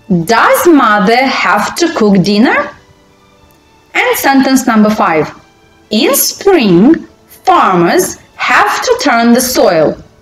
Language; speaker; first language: English; non-native, fluent; Romanian